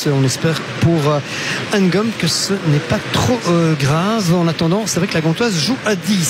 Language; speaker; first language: French; native; French